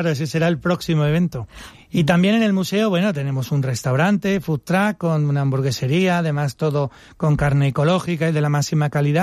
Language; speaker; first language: Spanish; native; Spanish